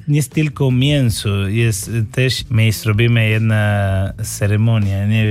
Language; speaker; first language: Polish; non-native, learner; Spanish